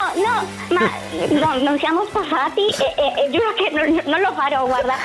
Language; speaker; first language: Italian; non-native, fluent; Spanish